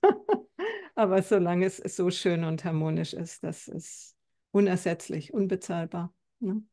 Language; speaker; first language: German; native; German